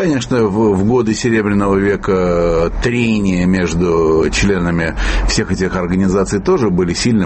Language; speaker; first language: Russian; native; Russian